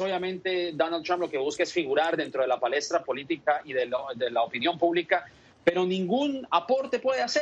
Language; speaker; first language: Spanish; native; Spanish